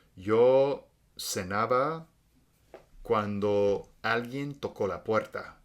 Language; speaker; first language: Spanish; non-native, fluent; English